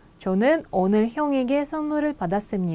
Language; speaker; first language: Korean; non-native, fluent; Russian